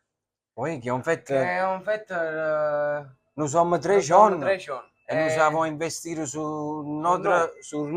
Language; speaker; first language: French; non-native, learner; Italian